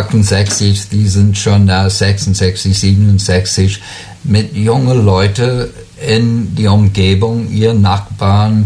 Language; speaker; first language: German; non-native, learner; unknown